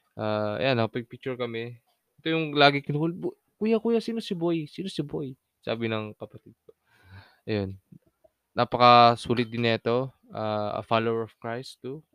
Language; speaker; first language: Filipino; non-native, local second language; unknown